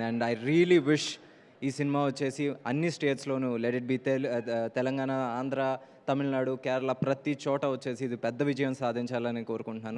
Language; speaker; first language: Telugu; native; Telugu